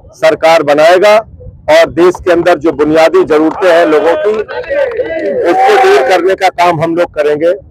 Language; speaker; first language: Hindi; native; Hindi